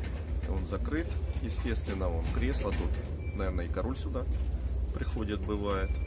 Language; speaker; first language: Russian; native; Russian